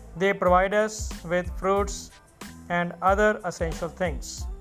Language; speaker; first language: English; non-native, local second language; Punjabi